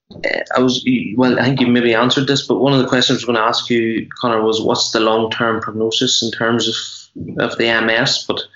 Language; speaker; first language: English; native; English